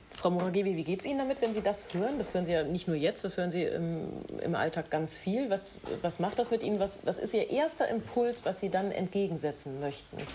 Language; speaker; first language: German; native; German